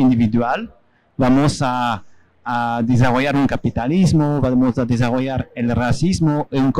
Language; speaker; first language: Spanish; non-native, fluent; French